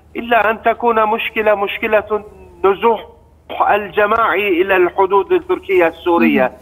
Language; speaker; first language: Arabic; non-native, fluent; Turkish